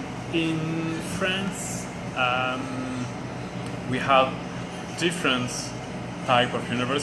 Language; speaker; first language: English; non-native, learner; French